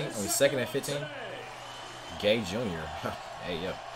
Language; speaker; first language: English; native; English